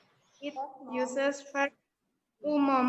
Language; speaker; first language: English; non-native, learner; Indonesian